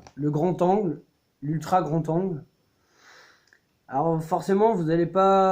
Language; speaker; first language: French; native; French